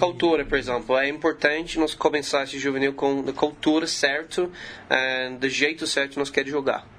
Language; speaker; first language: Portuguese; non-native, learner; English